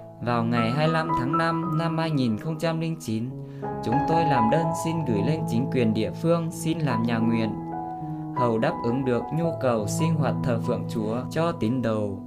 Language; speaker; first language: Vietnamese; non-native, local second language; Iu Mien